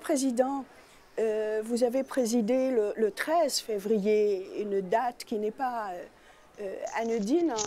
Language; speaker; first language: French; native; French